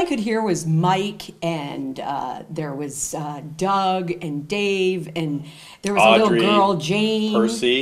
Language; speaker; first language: English; native; English